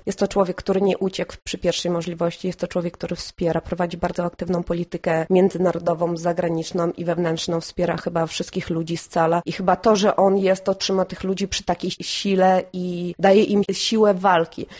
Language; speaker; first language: Polish; non-native, fluent; Ukrainian